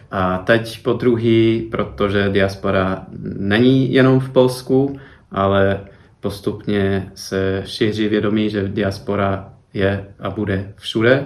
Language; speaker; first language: Czech; non-native, fluent; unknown